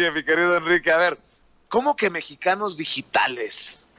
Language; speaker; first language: Spanish; native; Spanish